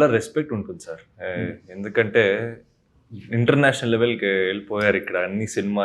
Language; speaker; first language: Telugu; non-native, fluent; Kannada